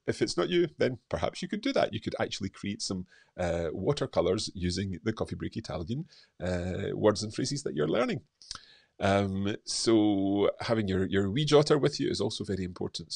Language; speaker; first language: English; native; English